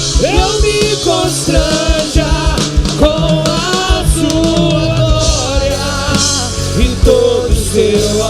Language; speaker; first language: Portuguese; native; Portuguese